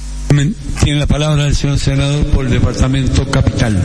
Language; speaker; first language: Spanish; native; Spanish